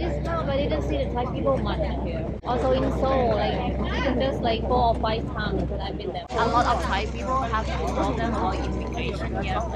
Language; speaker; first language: English; non-native, learner; Thai